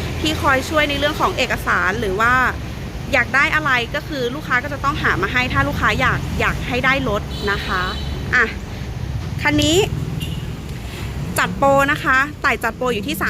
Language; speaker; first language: Thai; native; Thai